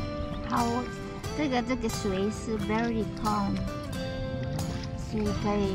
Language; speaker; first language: English; non-native, learner; Filipino